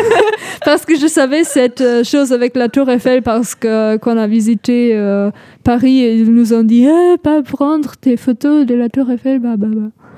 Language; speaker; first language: French; non-native, fluent; German